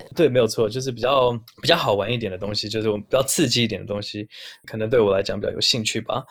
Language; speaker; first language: Chinese; early bilingual, heritage; Chinese